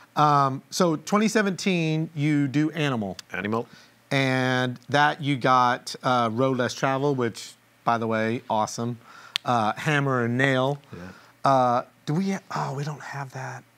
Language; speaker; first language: English; native; English